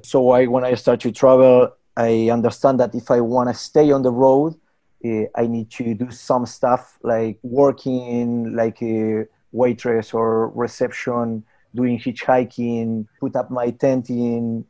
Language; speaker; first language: English; non-native, learner; Spanish